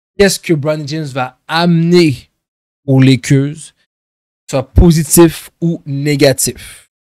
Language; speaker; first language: French; native; French